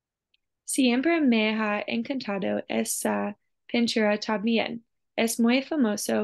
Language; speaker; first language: Spanish; non-native, learner; English